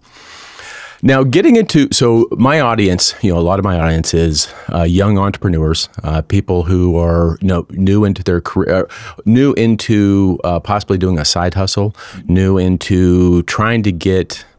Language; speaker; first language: English; native; English